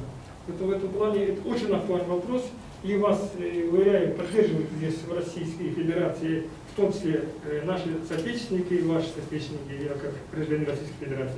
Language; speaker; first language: Russian; non-native, local second language; Kyrgyz